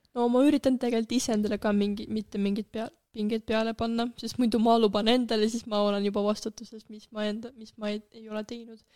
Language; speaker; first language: Estonian; non-native, local second language; Russian